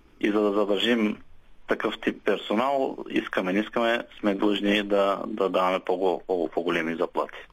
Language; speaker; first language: Bulgarian; native; Bulgarian